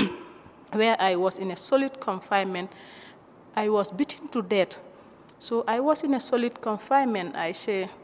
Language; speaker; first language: English; non-native, local second language; Mandingo